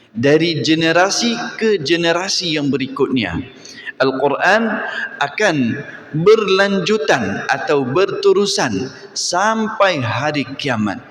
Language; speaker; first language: Malay; non-native, fluent; Arabic